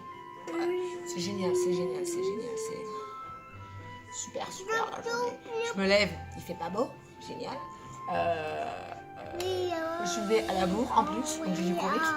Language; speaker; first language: French; native; French